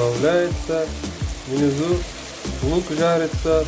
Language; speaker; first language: Russian; non-native, local second language; Uzbek